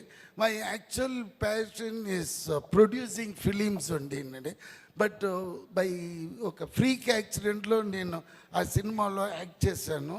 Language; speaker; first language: Telugu; non-native, learner; Tamil